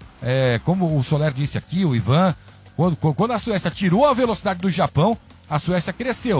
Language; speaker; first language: Portuguese; native; Portuguese